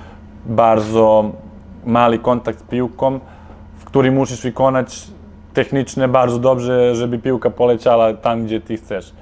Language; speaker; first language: Polish; non-native, fluent; Serbian